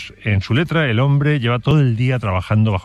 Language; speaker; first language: Spanish; native; Spanish